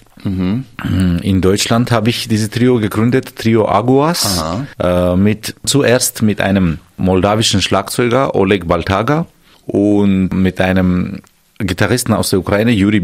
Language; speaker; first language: German; non-native, fluent; Armenian